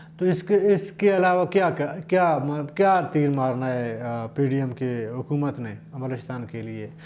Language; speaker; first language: Urdu; non-native, local second language; Baluchi